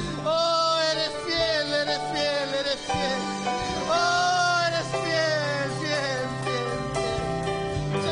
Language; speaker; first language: Spanish; native; Spanish